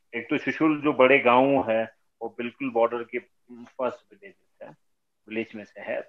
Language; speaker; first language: Hindi; native; Hindi